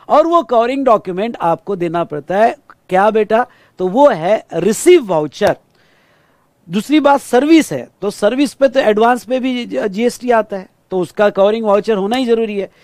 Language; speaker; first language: Hindi; non-native, local second language; Marathi